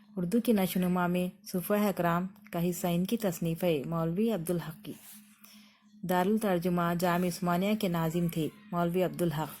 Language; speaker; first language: Urdu; native; Urdu